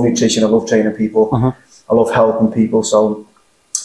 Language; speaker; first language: English; native; English